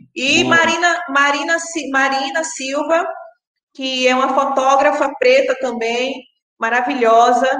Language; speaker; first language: Portuguese; native; Portuguese